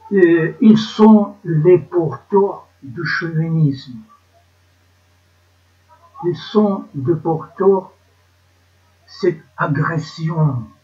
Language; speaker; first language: French; non-native, learner; Ukrainian